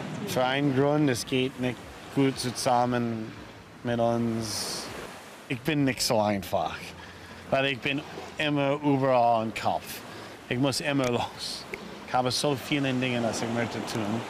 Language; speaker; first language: German; non-native, fluent; English